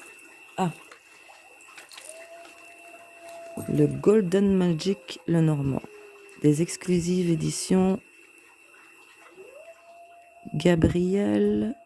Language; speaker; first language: French; native; French